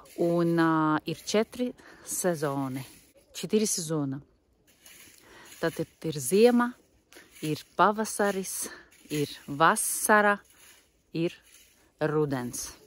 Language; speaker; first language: Latvian; non-native, local second language; Russian